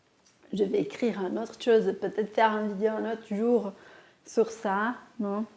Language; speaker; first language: French; non-native, fluent; Portuguese